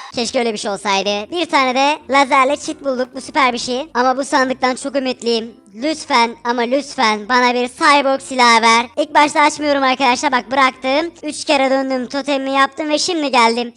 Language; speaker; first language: Turkish; native; Turkish